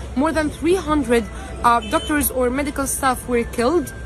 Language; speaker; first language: English; non-native, fluent; Arabic